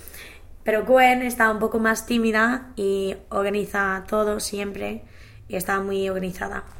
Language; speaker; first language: Spanish; non-native, learner; English